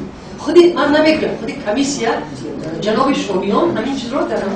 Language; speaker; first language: Persian; native; Persian